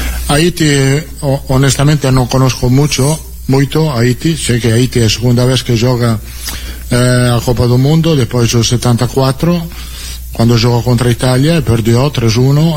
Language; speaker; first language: Portuguese; non-native, learner; Italian